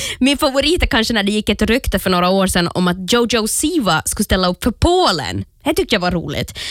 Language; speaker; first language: Swedish; native; Swedish